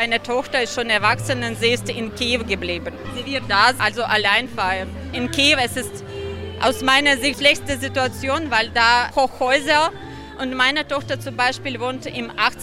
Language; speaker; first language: German; non-native, learner; Ukrainian